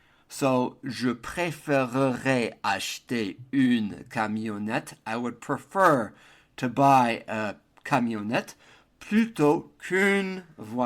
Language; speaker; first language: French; non-native, fluent; English